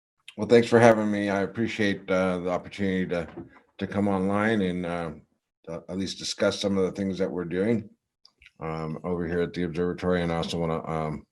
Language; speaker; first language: English; native; English